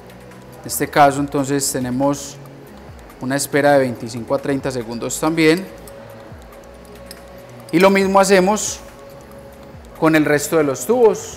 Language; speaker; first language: Spanish; native; Spanish